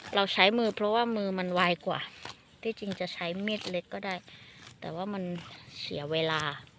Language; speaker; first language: Thai; non-native, local second language; Hmong